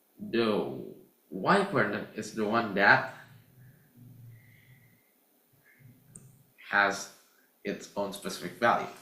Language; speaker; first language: English; non-native, fluent; Indonesian